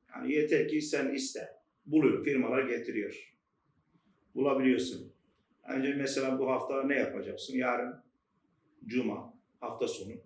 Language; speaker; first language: Turkish; native; Turkish